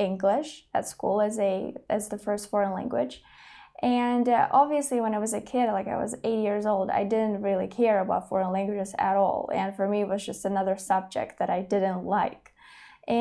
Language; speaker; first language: English; non-native, fluent; Russian